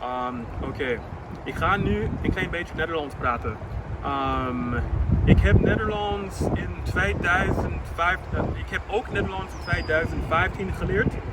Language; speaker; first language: Dutch; non-native, learner; English